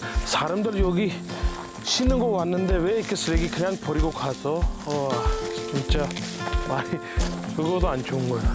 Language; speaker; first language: Korean; non-native, learner; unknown